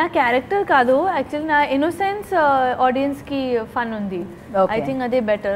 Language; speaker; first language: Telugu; non-native, learner; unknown